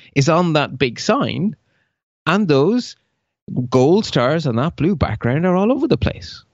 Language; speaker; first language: English; early bilingual, other home language; Dutch